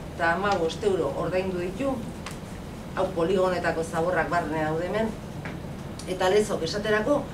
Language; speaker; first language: Basque; native; Basque